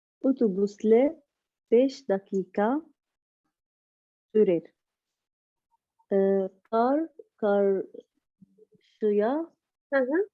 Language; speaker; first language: Turkish; non-native, learner; Arabic